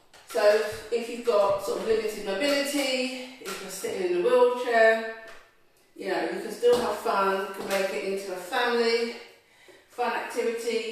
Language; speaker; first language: English; native; English